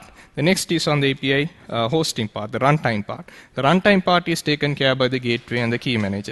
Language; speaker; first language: English; non-native, local second language; Sinhala